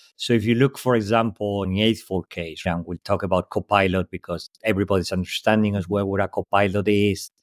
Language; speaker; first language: English; non-native, fluent; Spanish